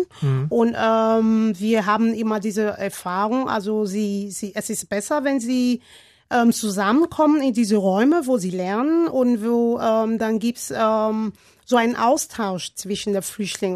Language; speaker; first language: German; non-native, learner; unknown